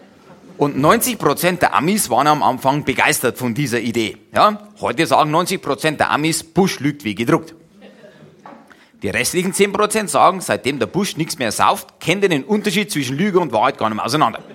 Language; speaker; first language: German; native; German